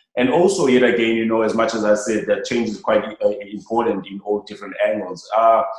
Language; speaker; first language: English; non-native, local second language; Xhosa